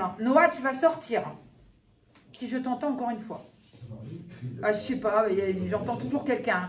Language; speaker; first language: French; native; French